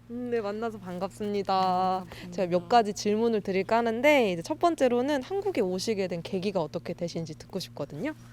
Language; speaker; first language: Korean; native; Korean